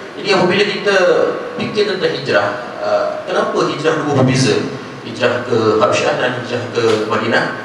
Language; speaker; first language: Malay; native; Malay